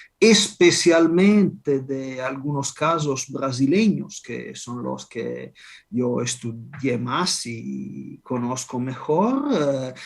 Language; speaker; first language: Spanish; non-native, fluent; Italian